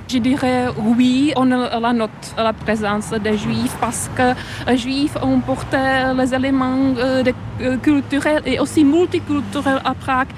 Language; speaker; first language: French; non-native, fluent; Czech